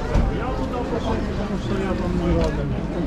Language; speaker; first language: Russian; native; Russian